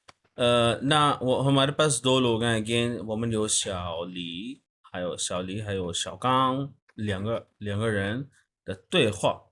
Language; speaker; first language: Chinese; non-native, fluent; Urdu